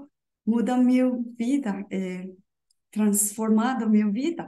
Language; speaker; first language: Portuguese; non-native, learner; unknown